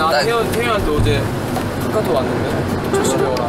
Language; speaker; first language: Korean; native; Korean